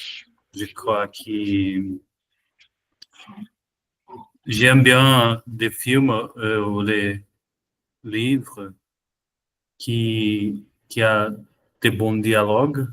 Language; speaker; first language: French; non-native, learner; Portuguese